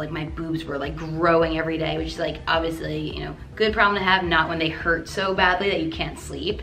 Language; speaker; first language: English; native; English